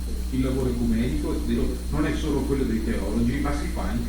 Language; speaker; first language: Italian; native; Italian